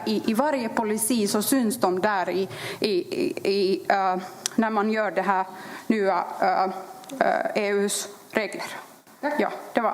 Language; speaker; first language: Swedish; non-native, fluent; Kurdish